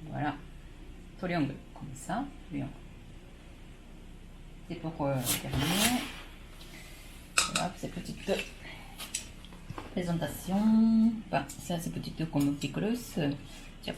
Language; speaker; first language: French; non-native, fluent; Japanese